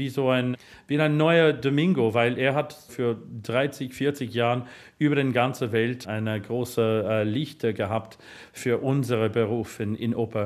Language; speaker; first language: German; non-native, learner; English